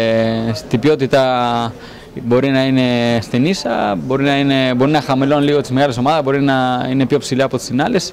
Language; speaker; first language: Greek; non-native, fluent; Spanish